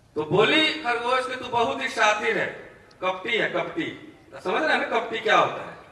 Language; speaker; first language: Hindi; native; Hindi